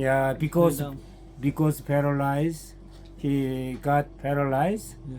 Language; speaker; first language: English; non-native, learner; Korean